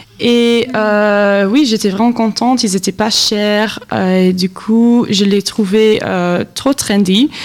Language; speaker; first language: French; non-native, local second language; Dutch